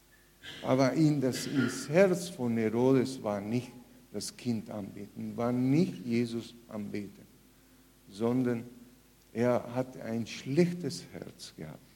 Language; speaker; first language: German; non-native, fluent; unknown